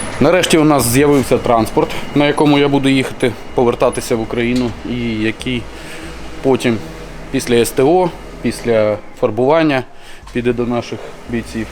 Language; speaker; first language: Ukrainian; native; Ukrainian